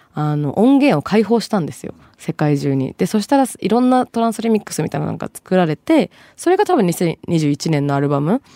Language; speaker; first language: Japanese; early bilingual, other home language; Bangla